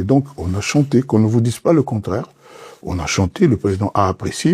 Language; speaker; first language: French; non-native, local second language; Lingala